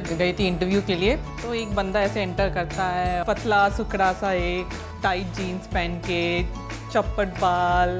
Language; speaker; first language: Hindi; native; Hindi